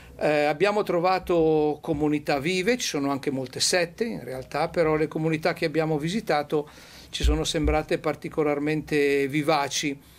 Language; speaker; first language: Italian; native; Italian